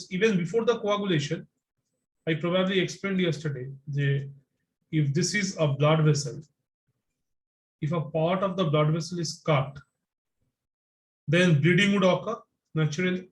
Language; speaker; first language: English; non-native, local second language; Bangla